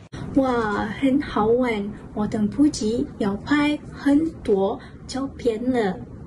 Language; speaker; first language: Chinese; non-native, learner; Malay